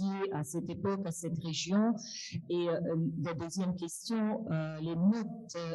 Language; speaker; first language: French; non-native, fluent; Russian